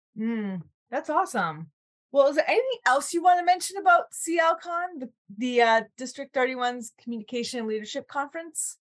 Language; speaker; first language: English; native; English